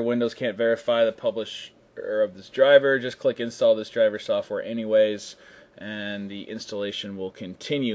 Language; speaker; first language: English; native; English